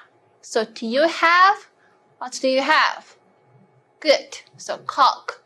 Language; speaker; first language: English; non-native, fluent; Korean